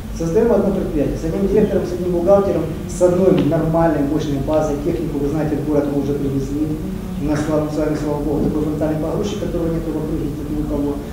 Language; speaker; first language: Russian; native; Russian